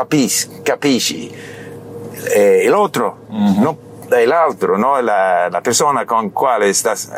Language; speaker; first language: Italian; non-native, learner; English